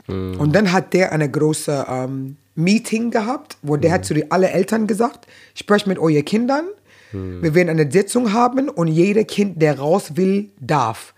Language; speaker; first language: German; non-native, fluent; English